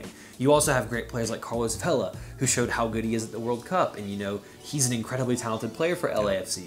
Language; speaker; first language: English; native; English